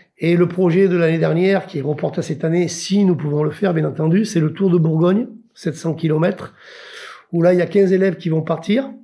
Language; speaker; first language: French; native; French